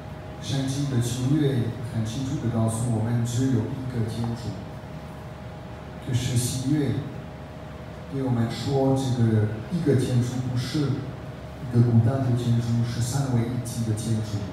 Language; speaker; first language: Chinese; non-native, fluent; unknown